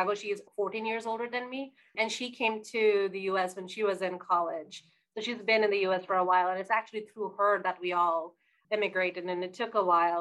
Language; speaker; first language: English; non-native, local second language; Bangla